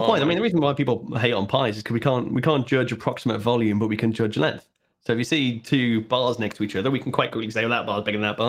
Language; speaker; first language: English; native; English